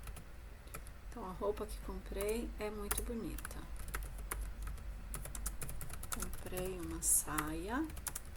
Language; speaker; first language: Portuguese; native; Portuguese